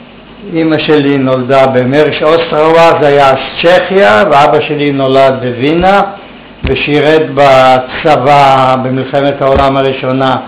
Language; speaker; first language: Hebrew; early bilingual, other home language; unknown